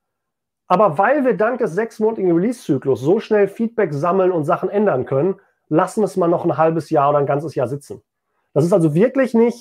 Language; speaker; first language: German; native; German